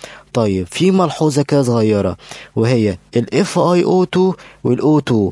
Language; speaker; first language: Arabic; native; Arabic